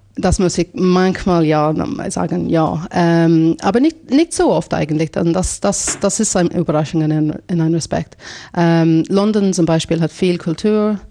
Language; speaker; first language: German; non-native, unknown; English